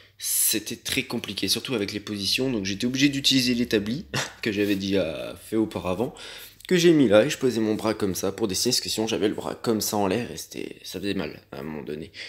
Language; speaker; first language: French; native; French